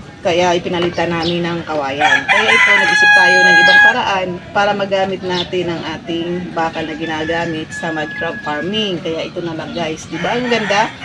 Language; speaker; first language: Filipino; non-native, local second language; Bikol